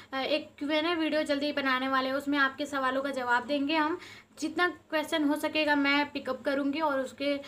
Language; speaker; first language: Hindi; non-native, local second language; Bhojpuri